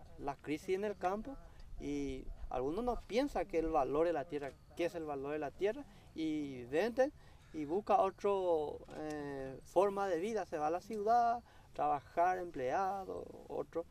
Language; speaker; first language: Spanish; non-native, local second language; Guarani